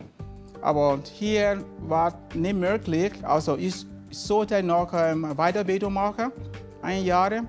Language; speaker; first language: German; non-native, learner; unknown